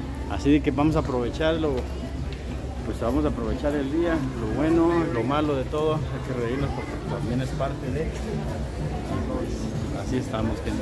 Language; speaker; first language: Spanish; native; Spanish